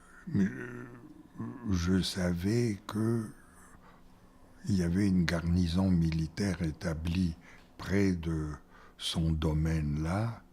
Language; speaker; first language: French; non-native, fluent; Bulgarian